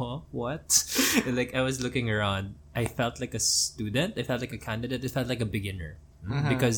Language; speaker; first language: English; non-native, local second language; Filipino